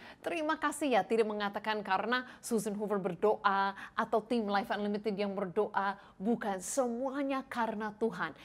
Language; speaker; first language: Indonesian; non-native, fluent; English